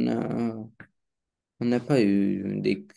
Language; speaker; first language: French; non-native, learner; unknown